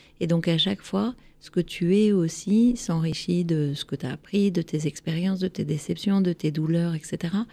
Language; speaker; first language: French; native; French